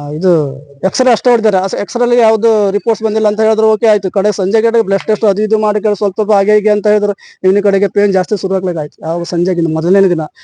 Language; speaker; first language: Kannada; non-native, local second language; Konkani